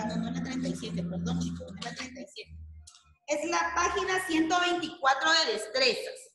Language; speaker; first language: Spanish; native; Spanish